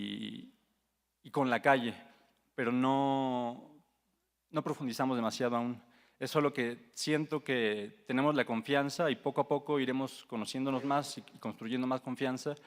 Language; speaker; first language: Spanish; native; Spanish